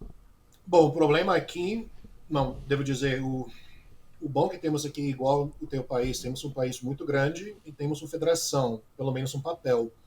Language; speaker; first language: Portuguese; non-native, fluent; English